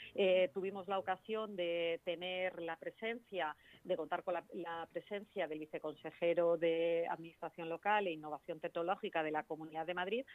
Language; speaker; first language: Spanish; native; Spanish